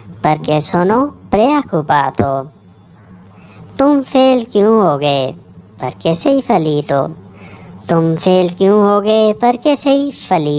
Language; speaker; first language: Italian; non-native, learner; Urdu